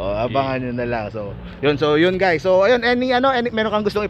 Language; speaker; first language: Filipino; native; Filipino